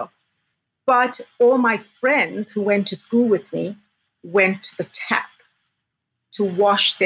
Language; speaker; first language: English; native; English